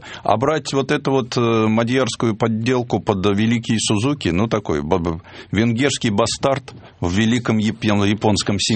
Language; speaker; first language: Russian; native; Russian